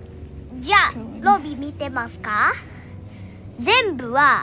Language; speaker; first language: Japanese; non-native, learner; Indonesian